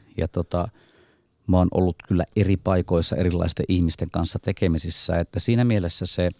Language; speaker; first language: Finnish; native; Finnish